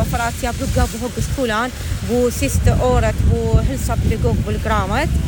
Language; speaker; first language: Swedish; non-native, fluent; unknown